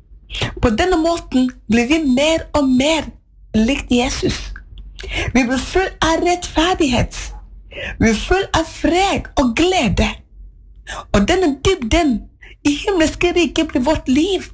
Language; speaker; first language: Norwegian; non-native, fluent; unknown